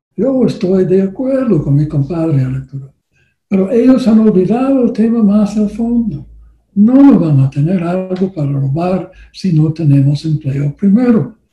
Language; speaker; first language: Spanish; non-native, learner; English